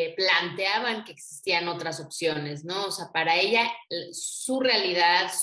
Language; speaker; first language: Spanish; native; Spanish